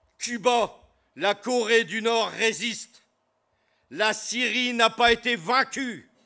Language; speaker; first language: French; native; French